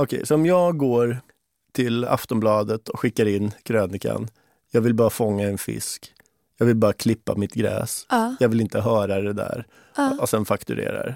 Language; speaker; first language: Swedish; native; Swedish